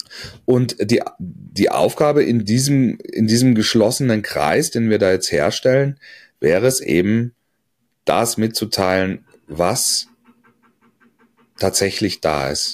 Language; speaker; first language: German; native; German